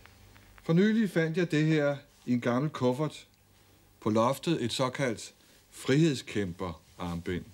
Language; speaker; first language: Danish; native; Danish